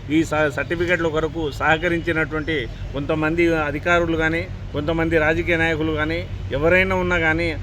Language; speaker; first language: Telugu; non-native, local second language; Lambadi